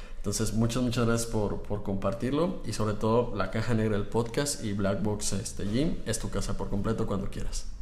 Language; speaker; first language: Spanish; native; Spanish